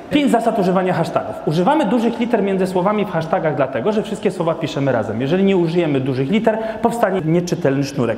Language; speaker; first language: Polish; non-native, fluent; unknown